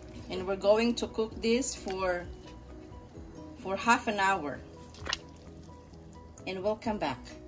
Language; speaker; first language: English; non-native, local second language; Filipino